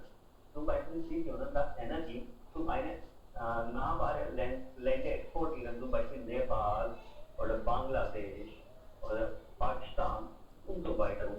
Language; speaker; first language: German; non-native, learner; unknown